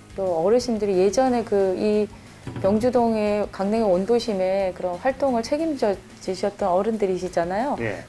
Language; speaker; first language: Korean; native; Korean